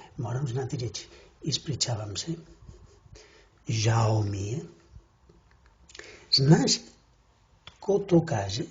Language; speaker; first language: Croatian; non-native, fluent; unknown